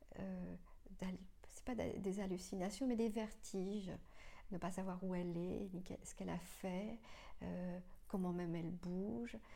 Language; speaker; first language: French; non-native, local second language; Morisyen